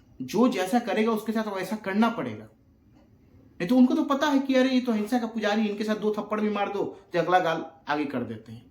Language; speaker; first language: Hindi; native; Hindi